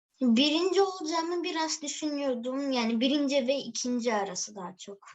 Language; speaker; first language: Turkish; early bilingual, heritage; Turkish